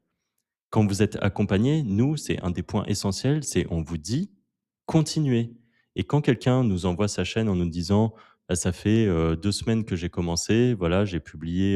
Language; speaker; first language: French; native; French